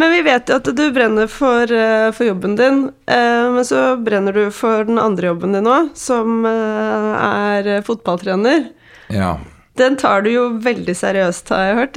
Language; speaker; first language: Norwegian; native; Norwegian